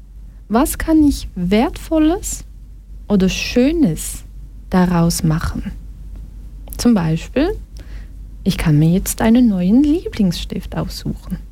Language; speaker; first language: German; early bilingual, other home language; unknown